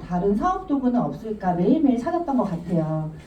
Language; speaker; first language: Korean; native; Korean